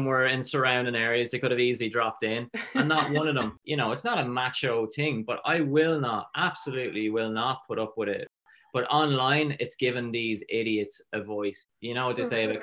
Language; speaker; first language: English; native; English